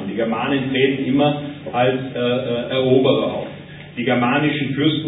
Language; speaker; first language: German; native; German